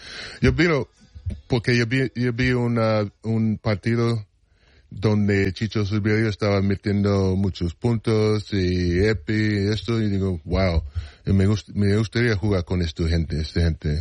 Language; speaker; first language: Spanish; non-native, fluent; English